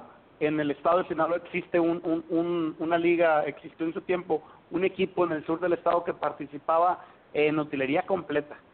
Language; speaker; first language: Spanish; native; Spanish